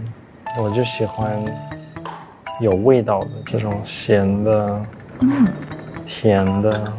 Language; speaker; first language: Chinese; early bilingual, heritage; Chinese